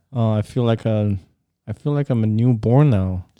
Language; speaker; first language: English; non-native, fluent; Chinese